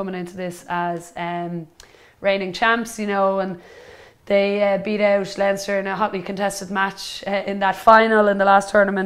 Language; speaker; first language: English; native; English